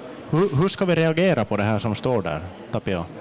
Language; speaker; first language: Swedish; native; Swedish